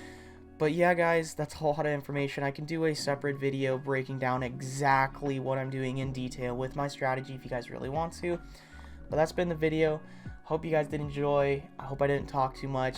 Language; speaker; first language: English; native; English